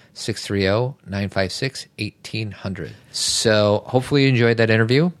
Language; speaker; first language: English; native; English